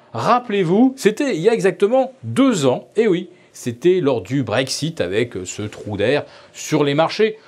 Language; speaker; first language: French; native; French